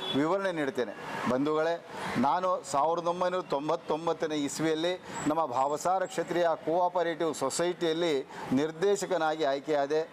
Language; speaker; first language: Kannada; non-native, local second language; Marathi